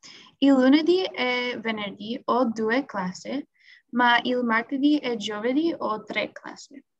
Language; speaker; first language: Italian; non-native, learner; English